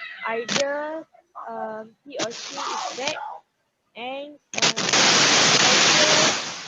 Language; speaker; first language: English; non-native, learner; Malay